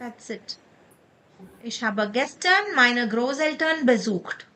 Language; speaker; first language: German; non-native, fluent; Kannada